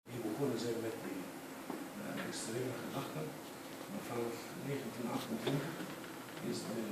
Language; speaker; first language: Dutch; non-native, fluent; Arabic